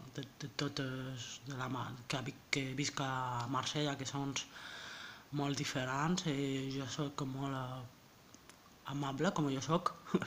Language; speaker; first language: Catalan; non-native, learner; French